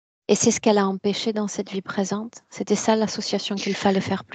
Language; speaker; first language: French; native; French